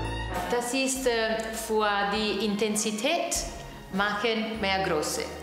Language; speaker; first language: German; non-native, learner; Italian